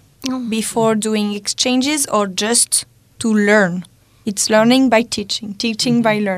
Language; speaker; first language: English; non-native, fluent; French